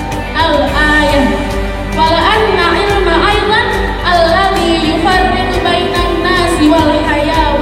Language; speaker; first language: Arabic; non-native, learner; Indonesian